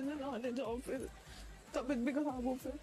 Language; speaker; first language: Hindi; native; Hindi